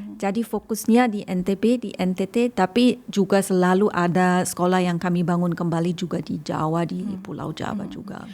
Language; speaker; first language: Indonesian; non-native, fluent; German